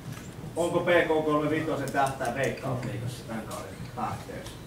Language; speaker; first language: Finnish; native; Finnish